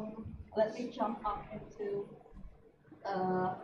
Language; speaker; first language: English; non-native, learner; Indonesian